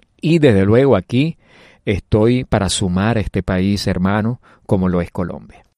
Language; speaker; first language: Spanish; native; Spanish